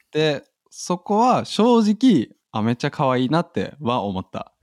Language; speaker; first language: Japanese; non-native, fluent; German